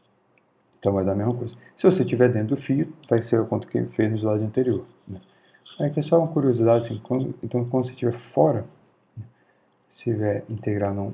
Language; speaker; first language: Portuguese; native; Portuguese